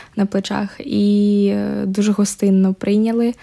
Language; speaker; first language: Ukrainian; native; Ukrainian